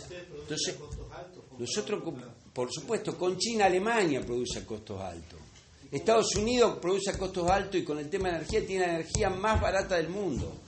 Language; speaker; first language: Spanish; native; Spanish